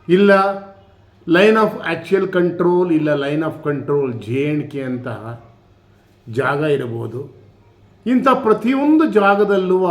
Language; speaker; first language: Kannada; native; Kannada